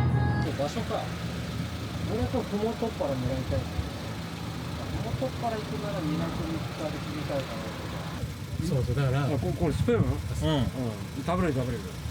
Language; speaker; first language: Japanese; native; Japanese